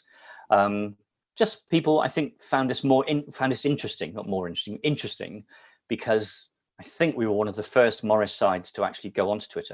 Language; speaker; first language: English; native; English